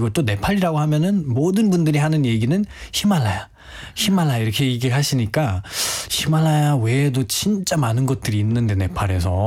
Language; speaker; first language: Korean; non-native, fluent; Nepali